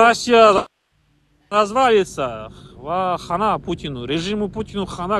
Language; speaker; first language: Russian; non-native, local second language; Kazakh